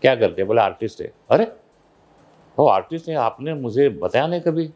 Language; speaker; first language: Hindi; non-native, local second language; Marathi